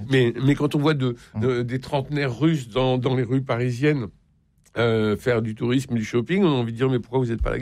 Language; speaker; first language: French; native; French